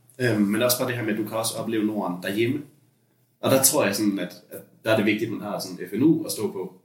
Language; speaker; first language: Danish; native; Danish